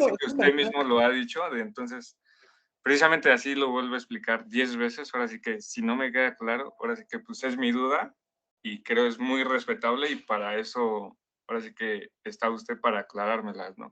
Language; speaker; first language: Spanish; native; Spanish